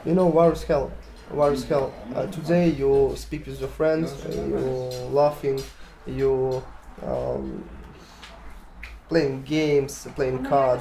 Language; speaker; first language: English; non-native, learner; Ukrainian